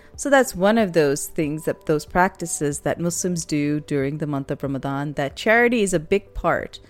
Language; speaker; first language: English; non-native, local second language; Urdu